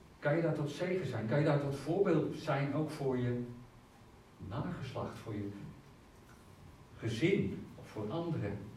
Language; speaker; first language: Dutch; native; Dutch